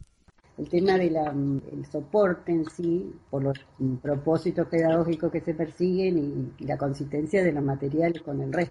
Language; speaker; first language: Spanish; native; Spanish